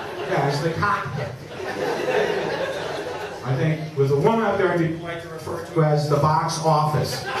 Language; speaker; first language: English; native; English